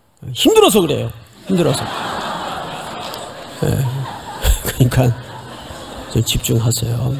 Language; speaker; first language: Korean; native; Korean